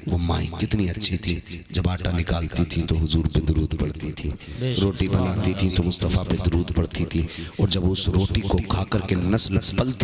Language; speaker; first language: Hindi; native; Hindi